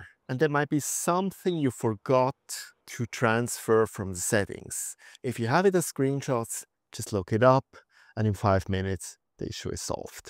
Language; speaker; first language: English; non-native, fluent; German